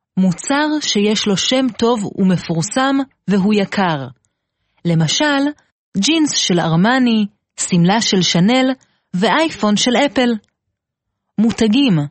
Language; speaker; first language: Hebrew; native; Hebrew